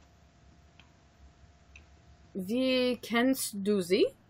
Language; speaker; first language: German; non-native, learner; English